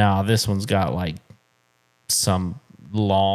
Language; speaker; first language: English; native; English